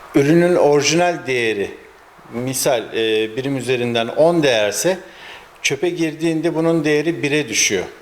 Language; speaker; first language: Turkish; early bilingual, heritage; Turkish